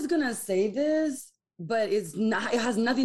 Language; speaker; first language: English; non-native, fluent; Spanish